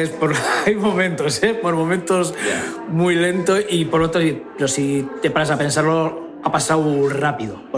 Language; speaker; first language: Spanish; native; Spanish